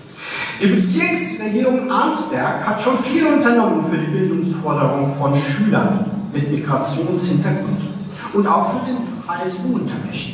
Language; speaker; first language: German; early bilingual, other home language; Turkish